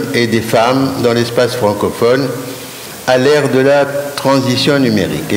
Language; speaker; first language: French; non-native, local second language; Arabic